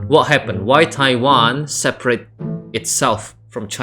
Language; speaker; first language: English; non-native, fluent; Indonesian